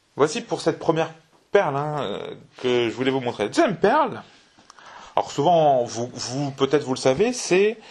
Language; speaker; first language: French; native; French